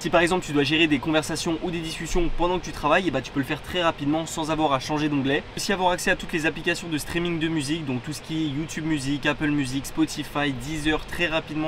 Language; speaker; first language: French; native; French